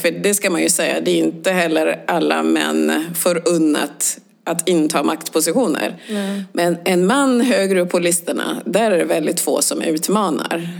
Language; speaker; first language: Swedish; early bilingual, other home language; Swahili